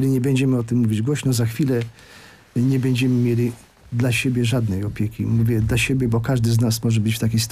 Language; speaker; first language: Polish; native; Polish